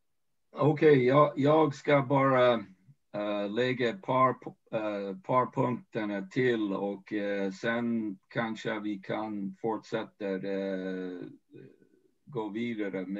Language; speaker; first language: Swedish; non-native, fluent; English